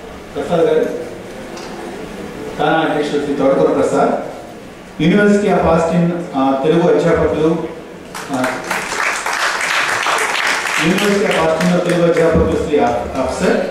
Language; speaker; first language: Telugu; native; Telugu